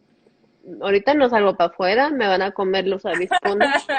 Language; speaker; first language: Spanish; early bilingual, heritage; Spanish